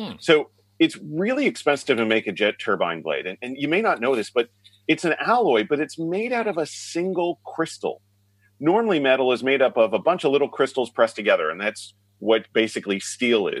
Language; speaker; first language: English; native; English